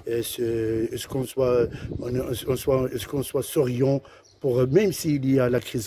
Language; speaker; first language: French; non-native, local second language; Arabic